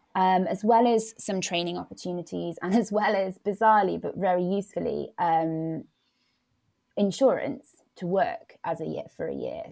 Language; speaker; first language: English; non-native, local second language; Welsh